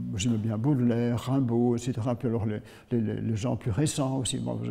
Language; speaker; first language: French; native; French